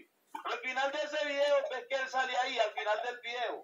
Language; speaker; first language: Spanish; native; Spanish